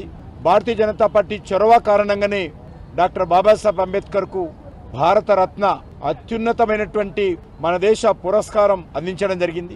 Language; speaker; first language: Telugu; native; Telugu